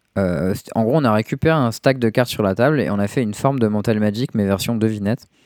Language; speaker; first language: French; native; French